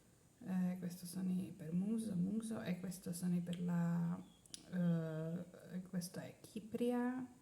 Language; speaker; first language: Italian; non-native, learner; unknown